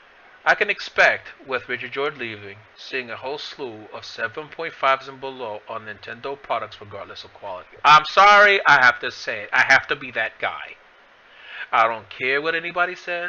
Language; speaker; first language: English; native; English